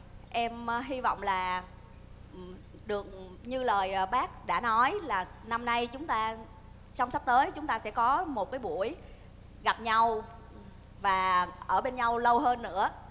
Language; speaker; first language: Vietnamese; native; Vietnamese